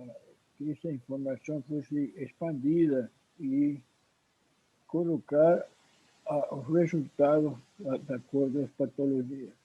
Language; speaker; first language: Portuguese; non-native, fluent; Spanish